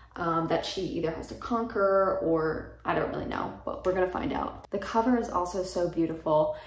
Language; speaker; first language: English; native; English